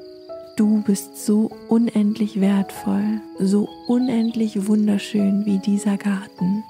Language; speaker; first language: German; native; German